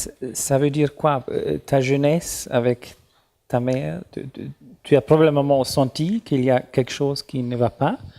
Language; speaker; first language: French; non-native, learner; German